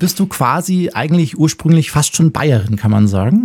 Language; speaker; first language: German; native; German